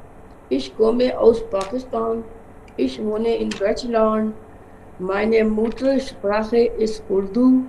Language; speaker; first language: German; non-native, learner; Urdu